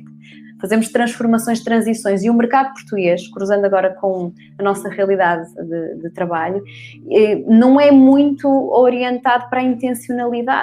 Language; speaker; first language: Portuguese; native; Portuguese